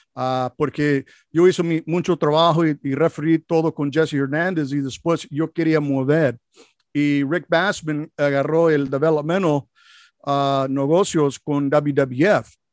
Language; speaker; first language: Spanish; non-native, learner; English